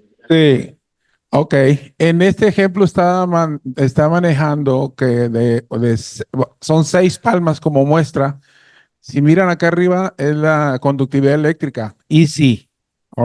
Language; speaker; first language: Spanish; native; Spanish